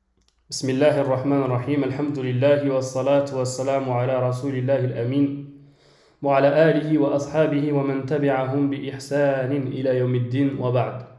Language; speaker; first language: Arabic; non-native, fluent; French